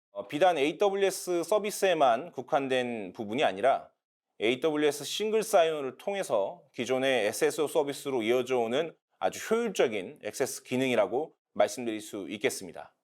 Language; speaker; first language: Korean; native; Korean